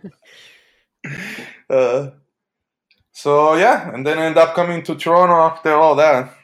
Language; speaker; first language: English; early bilingual, other home language; Portuguese